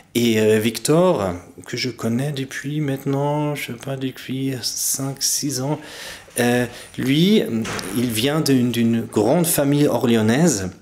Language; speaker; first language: French; non-native, fluent; German